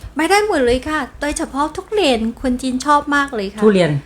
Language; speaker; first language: Thai; non-native, learner; Chinese